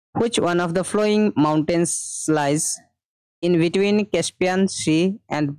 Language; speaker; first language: English; non-native, local second language; Assamese